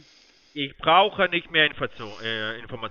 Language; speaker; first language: German; non-native, fluent; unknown